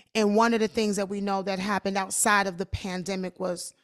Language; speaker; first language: English; native; English